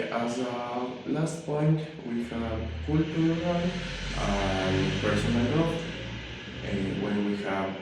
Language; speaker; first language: English; non-native, learner; Spanish